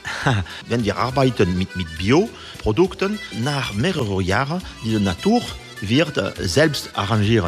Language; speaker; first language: German; non-native, learner; French